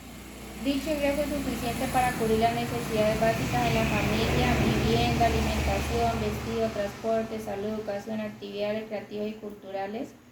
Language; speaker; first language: Spanish; native; Spanish